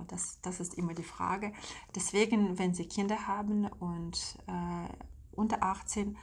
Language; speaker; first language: German; non-native, fluent; Russian